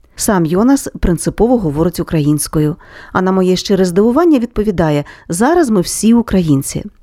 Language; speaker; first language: Ukrainian; native; Ukrainian